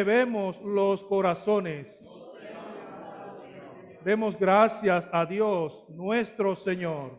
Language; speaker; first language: Spanish; native; Spanish